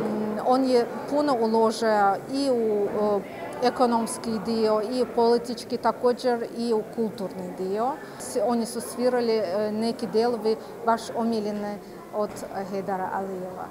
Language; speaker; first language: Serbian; non-native, fluent; Azerbaijani